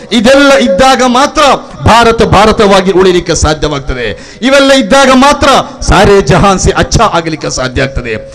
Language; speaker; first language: Kannada; native; Kannada